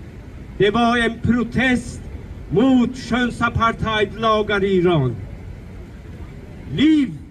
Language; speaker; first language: Swedish; non-native, fluent; Persian